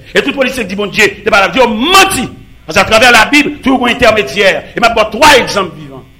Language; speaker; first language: French; non-native, local second language; Haitian Creole